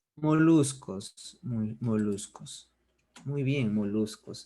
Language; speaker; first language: Spanish; native; Spanish